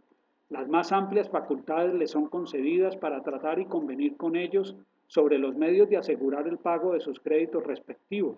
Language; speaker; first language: Spanish; native; Spanish